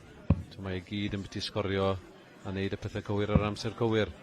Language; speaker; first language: Welsh; native; Welsh